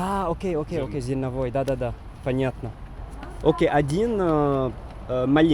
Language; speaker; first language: Russian; non-native, learner; Arabic